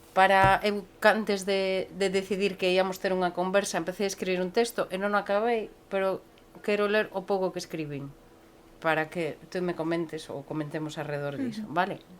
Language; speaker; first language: Galician; non-native, local second language; Spanish